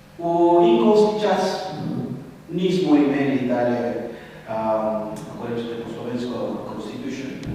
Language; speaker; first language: Slovenian; non-native, fluent; Spanish